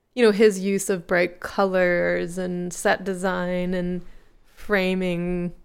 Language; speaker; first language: English; native; English